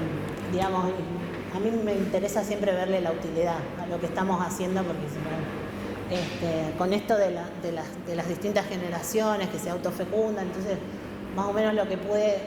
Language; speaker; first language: Spanish; native; Spanish